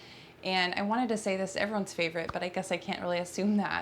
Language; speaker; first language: English; native; English